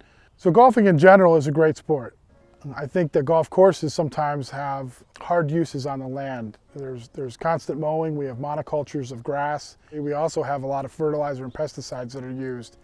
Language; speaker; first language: English; native; English